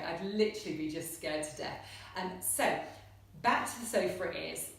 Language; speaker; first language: English; native; English